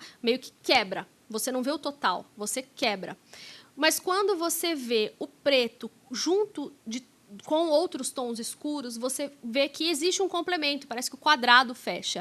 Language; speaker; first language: Portuguese; native; Portuguese